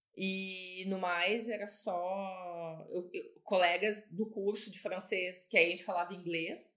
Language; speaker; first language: Portuguese; native; Portuguese